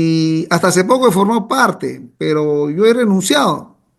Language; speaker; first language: Spanish; native; Spanish